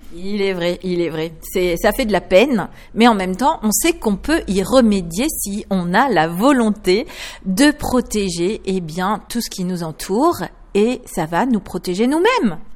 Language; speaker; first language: French; native; French